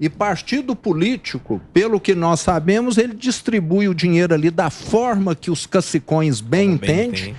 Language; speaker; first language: Portuguese; native; Portuguese